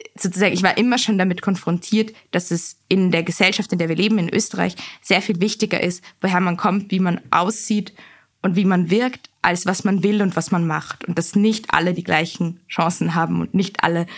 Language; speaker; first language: German; native; German